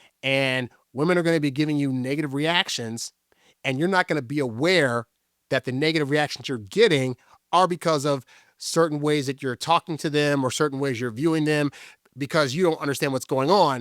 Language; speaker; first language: English; native; English